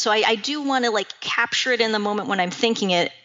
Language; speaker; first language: English; native; English